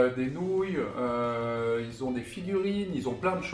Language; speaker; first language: French; native; French